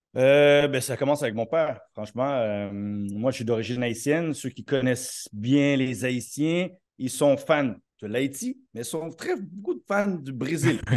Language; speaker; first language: French; native; French